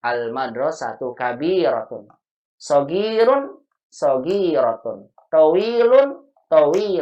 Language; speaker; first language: Arabic; non-native, fluent; Indonesian